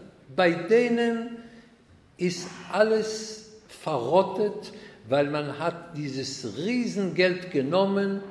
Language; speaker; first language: German; non-native, fluent; Hebrew